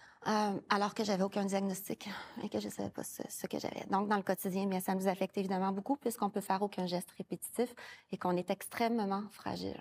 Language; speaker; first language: French; native; French